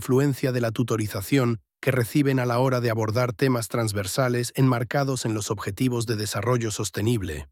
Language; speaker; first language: Spanish; native; Spanish